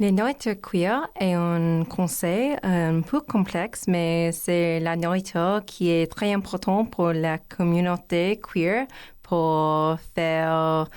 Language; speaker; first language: French; non-native, learner; English